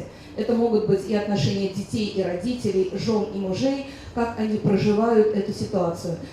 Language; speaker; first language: Russian; native; Russian